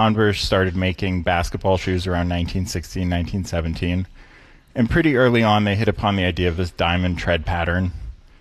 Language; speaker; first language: English; native; English